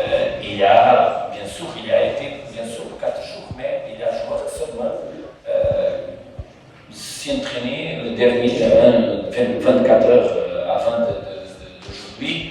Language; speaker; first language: French; non-native, fluent; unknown